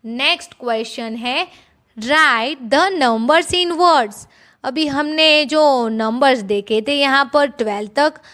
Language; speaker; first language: Hindi; non-native, local second language; Gujarati